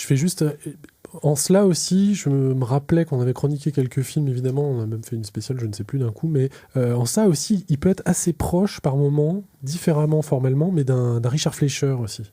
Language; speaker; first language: French; native; French